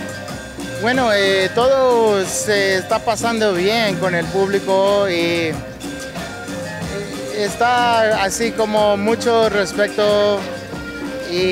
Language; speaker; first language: Spanish; early bilingual, heritage; Spanish